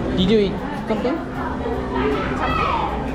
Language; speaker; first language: English; non-native, learner; Korean